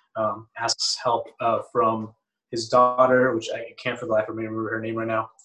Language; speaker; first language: English; early bilingual, other home language; Spanish